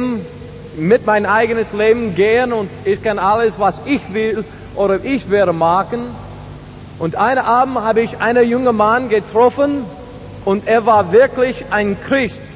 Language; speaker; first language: German; non-native, learner; English